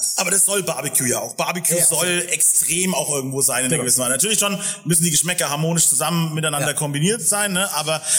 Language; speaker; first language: German; native; German